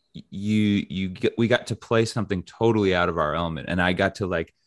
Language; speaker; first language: English; native; English